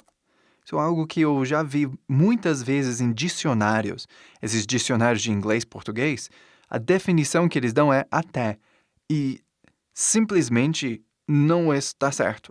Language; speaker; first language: Portuguese; non-native, fluent; English